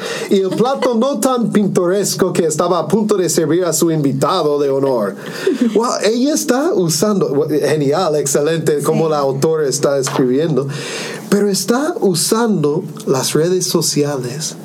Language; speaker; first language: Spanish; non-native, fluent; English